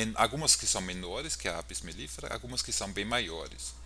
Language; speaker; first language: Portuguese; non-native, fluent; German